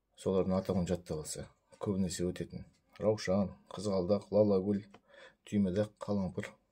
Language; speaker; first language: Kazakh; native; Kazakh